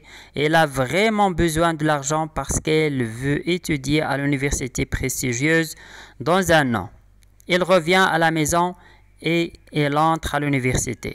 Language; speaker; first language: French; non-native, local second language; Arabic